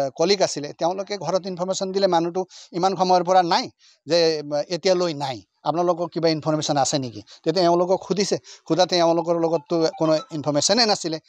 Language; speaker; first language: Assamese; non-native, local second language; Nepali